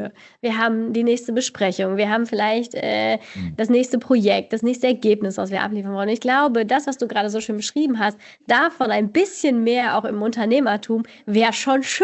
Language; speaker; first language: German; native; German